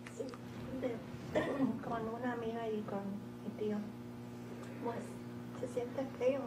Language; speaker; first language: Spanish; early bilingual, heritage; Spanish